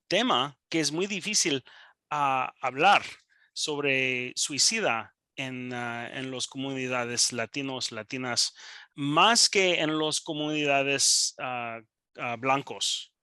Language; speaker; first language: Spanish; non-native, learner; English